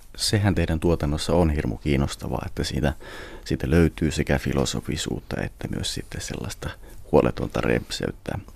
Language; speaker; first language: Finnish; native; Finnish